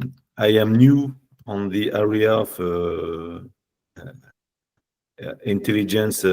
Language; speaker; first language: English; non-native, learner; French